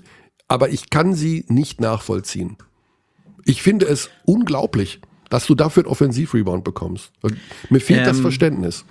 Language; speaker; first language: German; native; German